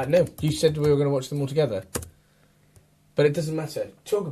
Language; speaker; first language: English; native; English